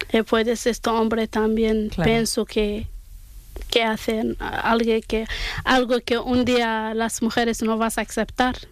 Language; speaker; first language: Spanish; non-native, learner; Arabic